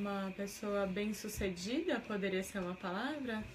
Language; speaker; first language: Portuguese; native; Portuguese